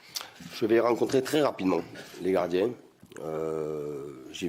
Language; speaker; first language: French; native; French